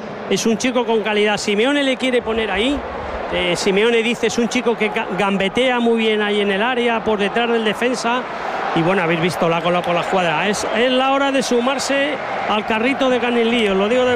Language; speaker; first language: Spanish; native; Spanish